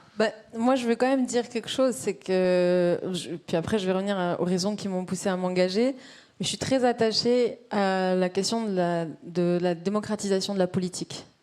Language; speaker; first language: French; early bilingual, other home language; Arabic